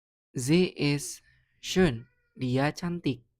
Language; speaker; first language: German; non-native, learner; Indonesian